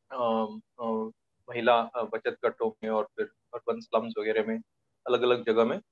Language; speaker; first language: Hindi; non-native, local second language; Marathi